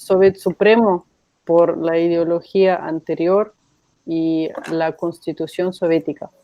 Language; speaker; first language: Spanish; non-native, fluent; Russian